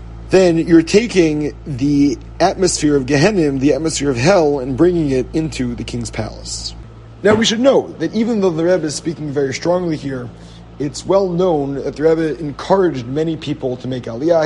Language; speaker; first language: English; native; English